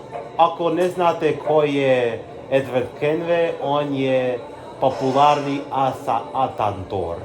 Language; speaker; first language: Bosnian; early bilingual, heritage; Bosnian